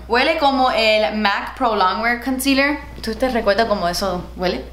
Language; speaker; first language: Spanish; early bilingual, heritage; Spanish